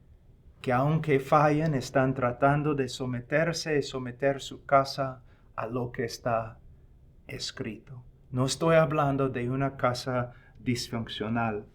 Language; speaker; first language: Spanish; non-native, fluent; English